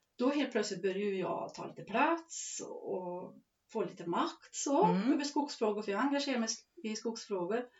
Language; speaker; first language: Swedish; native; Swedish